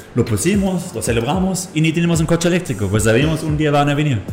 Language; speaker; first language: Spanish; non-native, fluent; German